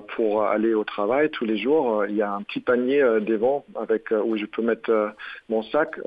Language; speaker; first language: French; non-native, fluent; German